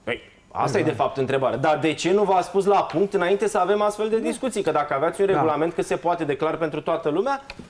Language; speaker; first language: Romanian; native; Romanian